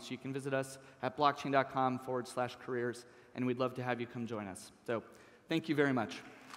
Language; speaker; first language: English; native; English